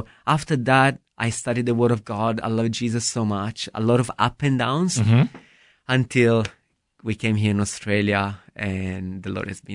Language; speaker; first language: English; non-native, fluent; Italian